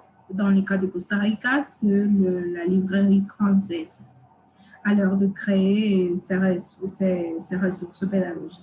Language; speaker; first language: French; non-native, fluent; Spanish